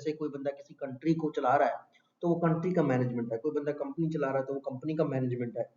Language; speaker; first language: Urdu; non-native, local second language; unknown